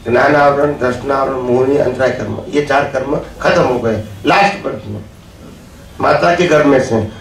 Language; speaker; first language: Hindi; non-native, local second language; Gujarati